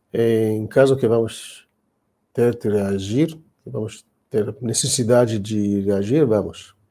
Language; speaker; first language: Portuguese; non-native, fluent; Hebrew